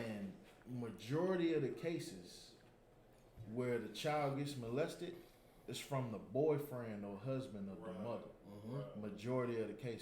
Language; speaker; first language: English; native; English